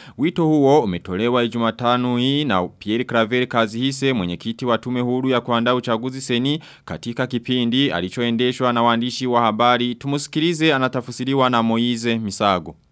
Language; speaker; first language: Swahili; non-native, local second language; Rundi